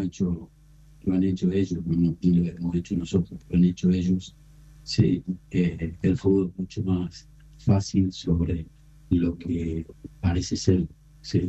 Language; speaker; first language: Spanish; native; Spanish